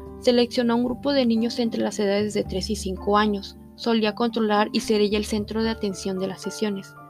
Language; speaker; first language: Spanish; native; Spanish